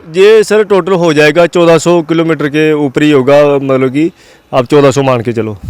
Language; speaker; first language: Hindi; non-native, local second language; Dogri